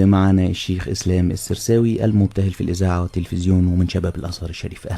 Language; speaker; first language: Arabic; native; Arabic